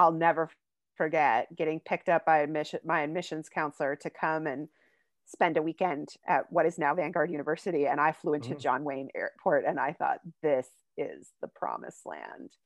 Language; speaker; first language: English; native; English